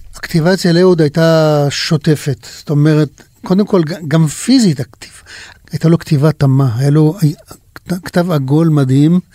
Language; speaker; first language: Hebrew; native; Hebrew